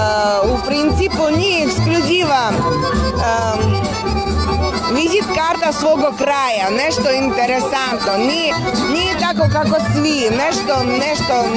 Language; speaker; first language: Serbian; non-native, fluent; Russian